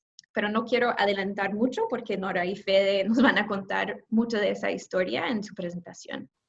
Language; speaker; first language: Spanish; non-native, fluent; English